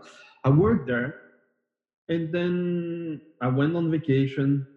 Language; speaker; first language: English; non-native, fluent; French